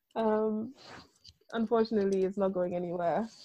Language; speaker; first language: English; non-native, local second language; Akan